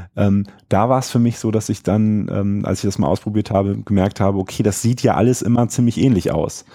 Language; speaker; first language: German; native; German